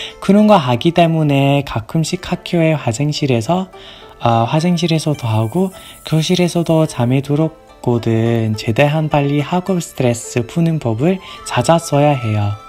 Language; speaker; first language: Korean; non-native, learner; English